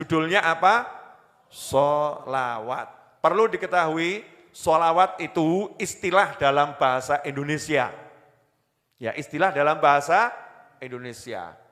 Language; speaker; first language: Indonesian; native; Indonesian